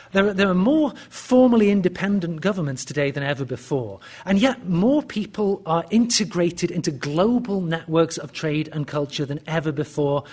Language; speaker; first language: English; native; English